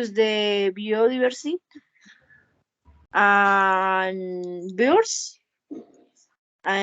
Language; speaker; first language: English; non-native, learner; Spanish